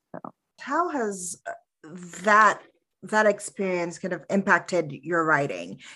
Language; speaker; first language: English; early bilingual, other home language; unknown